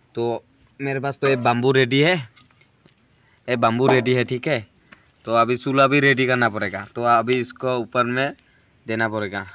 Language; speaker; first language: Hindi; non-native, local second language; Assamese